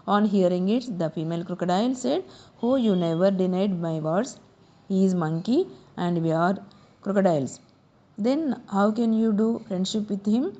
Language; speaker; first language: English; non-native, local second language; Telugu